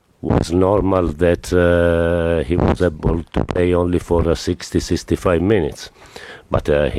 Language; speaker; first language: English; non-native, fluent; Italian